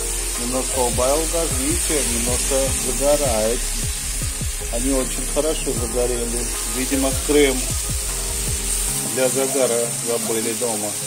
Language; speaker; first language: Russian; non-native, fluent; Hindi